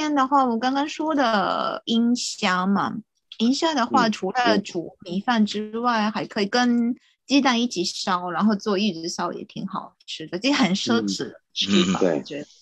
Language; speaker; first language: Chinese; non-native, fluent; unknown